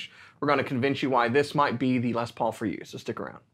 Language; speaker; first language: English; native; English